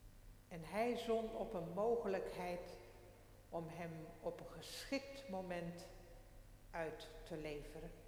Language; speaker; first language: Dutch; non-native, local second language; Western Frisian